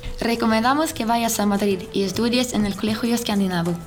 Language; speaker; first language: Spanish; non-native, learner; Swedish